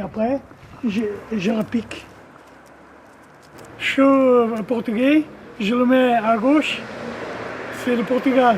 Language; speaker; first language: French; native; French